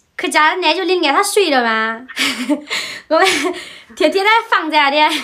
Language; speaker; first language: Chinese; non-native, fluent; Vietnamese